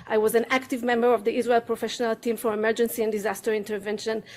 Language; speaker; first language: English; non-native, learner; Hebrew